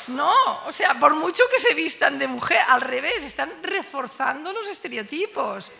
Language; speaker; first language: Spanish; non-native, local second language; Catalan